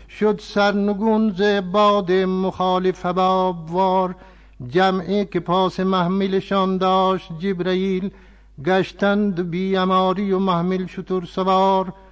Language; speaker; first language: Persian; non-native, fluent; Urdu